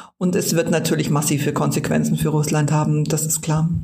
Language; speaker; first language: German; native; German